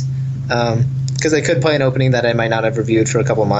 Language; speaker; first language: English; native; English